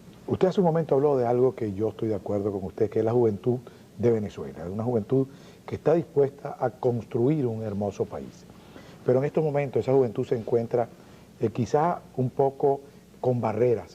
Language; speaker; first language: Spanish; native; Spanish